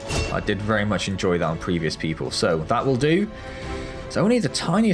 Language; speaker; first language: English; native; English